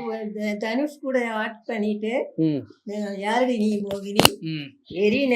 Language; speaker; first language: Tamil; non-native, local second language; Malayalam